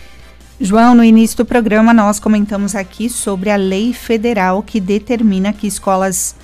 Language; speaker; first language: Portuguese; native; Portuguese